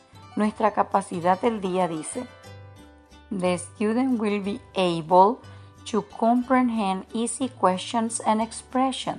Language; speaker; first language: English; non-native, fluent; Spanish